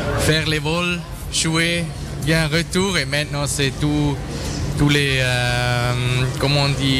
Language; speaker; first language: French; non-native, local second language; German